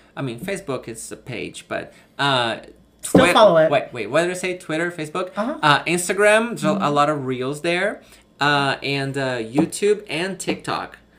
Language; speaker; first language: English; non-native, fluent; Portuguese